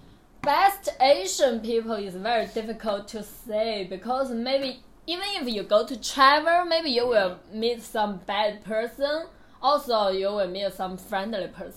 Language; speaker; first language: English; non-native, learner; Chinese